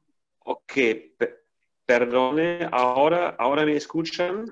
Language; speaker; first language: Spanish; non-native, fluent; German